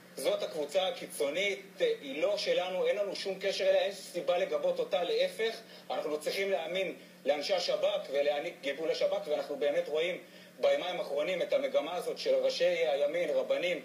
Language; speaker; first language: Hebrew; native; Hebrew